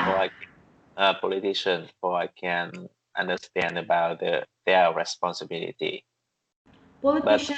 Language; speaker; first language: English; non-native, learner; Vietnamese